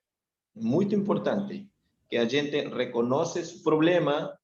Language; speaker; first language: Portuguese; non-native, learner; Spanish